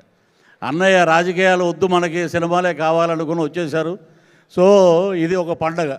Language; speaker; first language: Telugu; native; Telugu